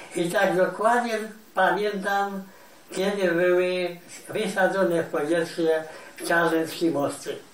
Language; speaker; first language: Polish; native; Polish